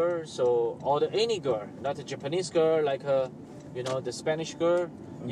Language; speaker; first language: English; non-native, learner; Chinese